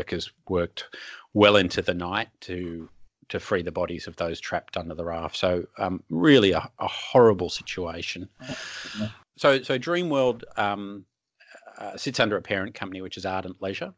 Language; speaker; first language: English; native; English